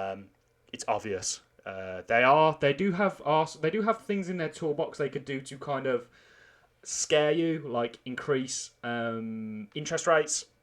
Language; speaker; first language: English; native; English